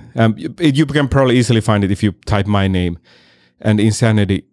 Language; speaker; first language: English; non-native, fluent; Finnish